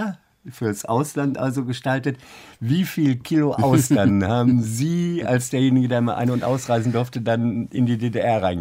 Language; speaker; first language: German; native; German